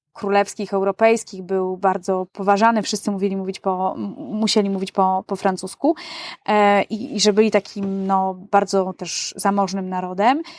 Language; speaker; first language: Polish; native; Polish